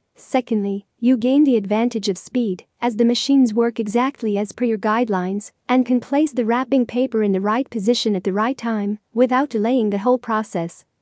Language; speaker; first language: English; non-native, learner; Arabic